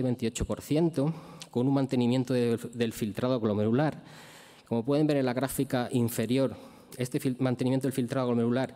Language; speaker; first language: Spanish; native; Spanish